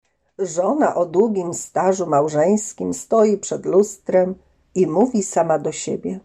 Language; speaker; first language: Polish; native; Polish